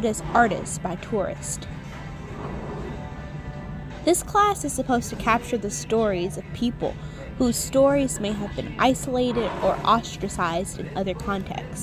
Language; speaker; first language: English; native; English